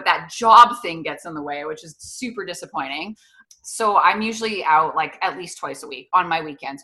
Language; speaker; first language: English; native; English